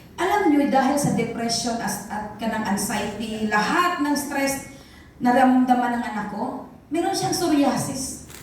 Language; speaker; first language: Filipino; non-native, local second language; Cebuano